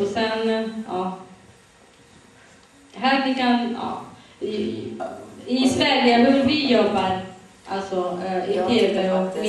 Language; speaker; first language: Swedish; non-native, fluent; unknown